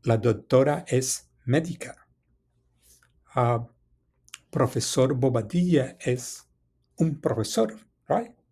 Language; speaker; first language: Spanish; non-native, fluent; English